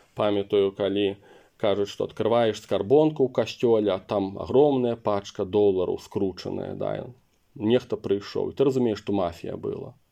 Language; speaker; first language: Belarusian; non-native, local second language; Russian